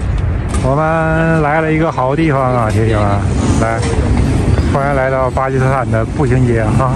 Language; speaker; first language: Chinese; native; Chinese